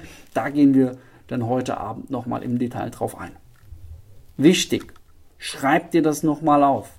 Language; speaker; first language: German; native; German